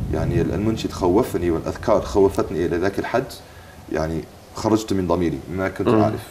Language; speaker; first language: Arabic; non-native, fluent; English